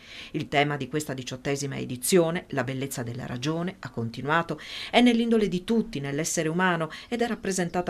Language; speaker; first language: Italian; native; Italian